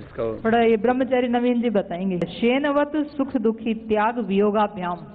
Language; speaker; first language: Hindi; native; Hindi